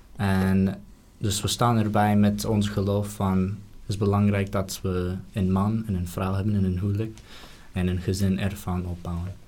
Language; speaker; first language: Dutch; non-native, fluent; English